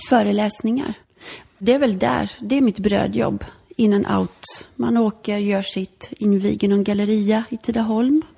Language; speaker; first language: Swedish; early bilingual, other home language; Polish